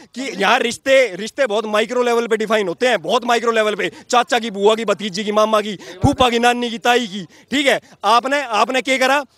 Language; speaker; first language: Hindi; native; Hindi